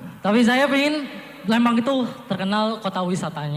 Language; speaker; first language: Indonesian; native; Indonesian